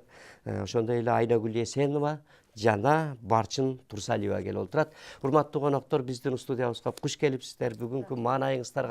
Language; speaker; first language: Kyrgyz; native; Kyrgyz